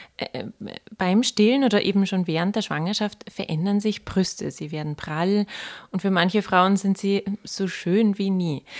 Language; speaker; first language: German; native; German